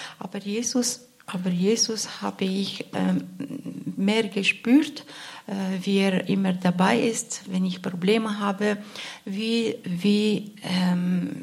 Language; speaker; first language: German; non-native, learner; Arabic